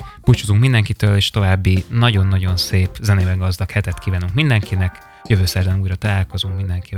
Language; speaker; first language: Hungarian; native; Hungarian